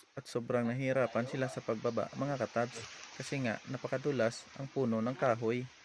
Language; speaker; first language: Filipino; non-native, local second language; Hiligaynon